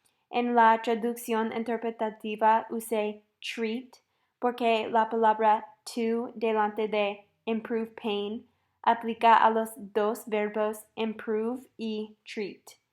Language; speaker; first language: Spanish; non-native, fluent; English